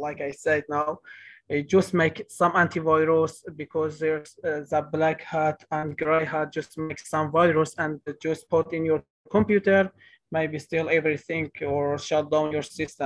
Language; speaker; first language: English; non-native, learner; Kurdish